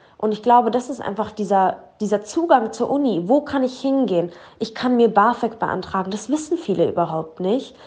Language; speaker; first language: German; early bilingual, other home language; Arabic